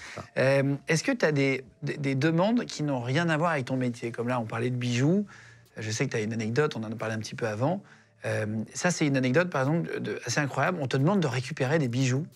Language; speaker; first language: French; native; French